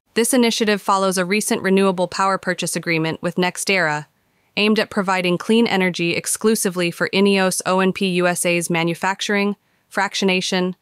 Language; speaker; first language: English; native; English